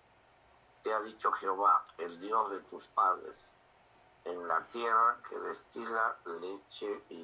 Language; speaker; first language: Spanish; native; Spanish